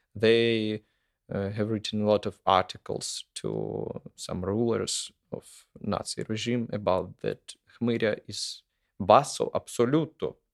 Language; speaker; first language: English; non-native, fluent; Ukrainian